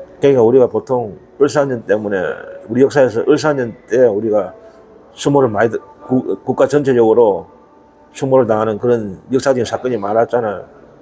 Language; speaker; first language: Korean; native; Korean